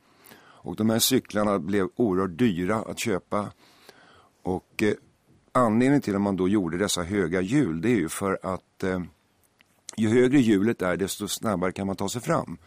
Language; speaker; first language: Swedish; native; Swedish